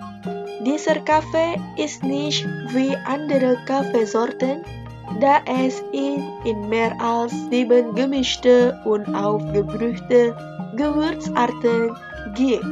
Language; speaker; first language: German; non-native, fluent; Indonesian